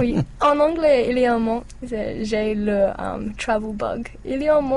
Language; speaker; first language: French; non-native, learner; English